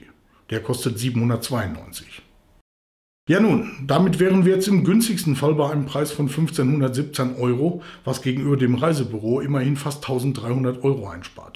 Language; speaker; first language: German; native; German